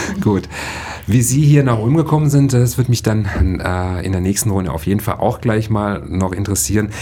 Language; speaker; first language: German; native; German